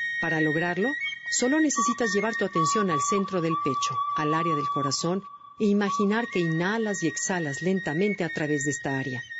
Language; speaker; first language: Spanish; native; Spanish